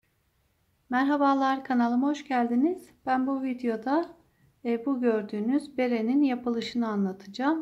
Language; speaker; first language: Turkish; native; Turkish